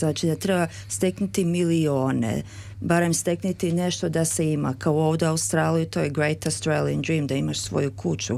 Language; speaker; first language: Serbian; early bilingual, heritage; Serbian